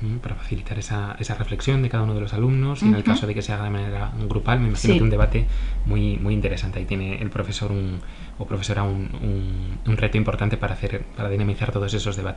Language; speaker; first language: Spanish; native; Spanish